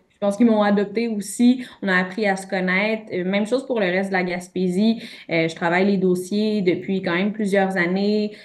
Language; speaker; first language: French; native; French